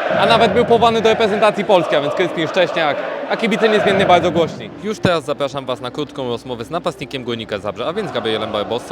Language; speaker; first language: Polish; native; Polish